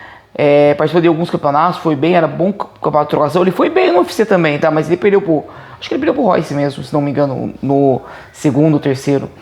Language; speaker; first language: Portuguese; native; Portuguese